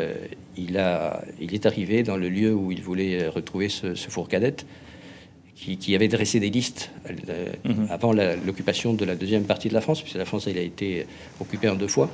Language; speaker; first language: French; non-native, fluent; Spanish